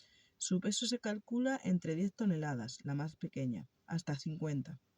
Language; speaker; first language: Spanish; native; Spanish